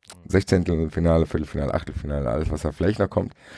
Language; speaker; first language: German; native; German